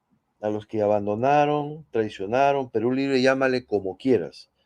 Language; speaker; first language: Spanish; native; Spanish